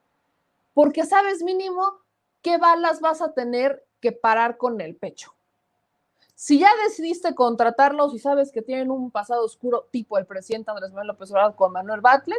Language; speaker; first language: Spanish; native; Spanish